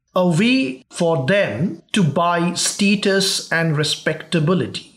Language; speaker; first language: English; non-native, local second language; Bangla